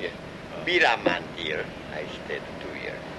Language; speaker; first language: English; non-native, learner; Japanese